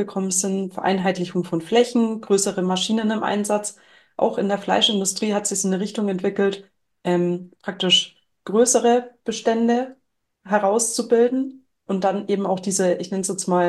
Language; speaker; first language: German; native; German